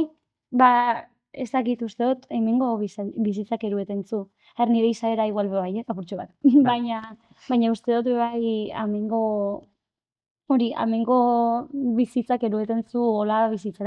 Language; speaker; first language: Basque; native; Basque